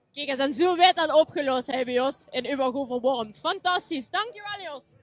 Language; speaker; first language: Dutch; native; Dutch